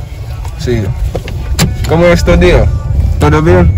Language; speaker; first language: Spanish; non-native, learner; English